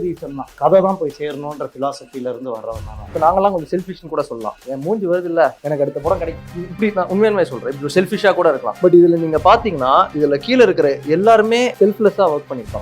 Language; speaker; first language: Tamil; native; Tamil